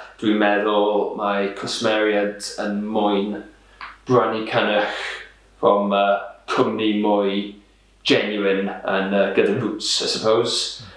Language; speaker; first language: Welsh; non-native, local second language; English